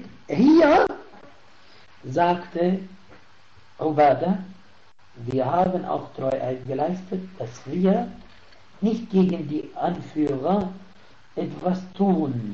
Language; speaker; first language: German; non-native, fluent; Arabic